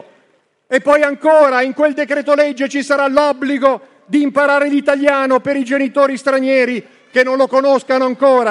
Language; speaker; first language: Italian; native; Italian